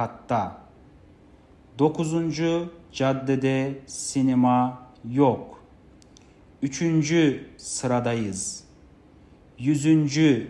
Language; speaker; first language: Turkish; non-native, fluent; Kazakh